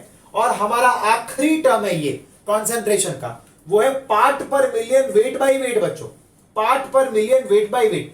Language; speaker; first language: Hindi; non-native, local second language; Gujarati